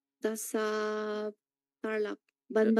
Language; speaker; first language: Filipino; non-native, learner; Chinese